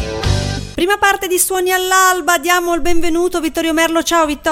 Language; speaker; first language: Italian; native; Italian